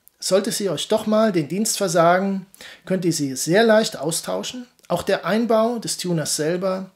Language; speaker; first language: German; native; German